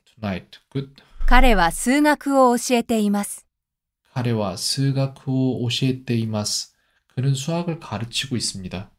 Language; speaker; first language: Japanese; non-native, learner; Korean